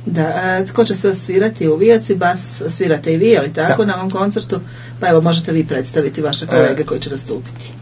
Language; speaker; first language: Serbian; native; Serbian